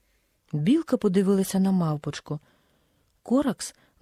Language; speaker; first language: Ukrainian; native; Ukrainian